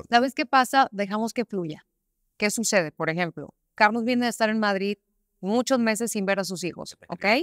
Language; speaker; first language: Spanish; native; Spanish